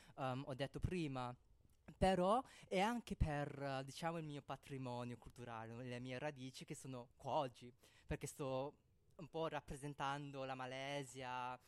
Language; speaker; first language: Italian; non-native, fluent; Cantonese